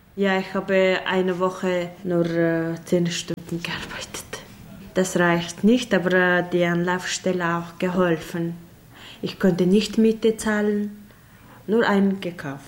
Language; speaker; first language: German; non-native, learner; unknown